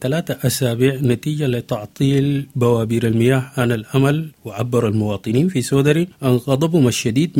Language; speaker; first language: Arabic; native; Arabic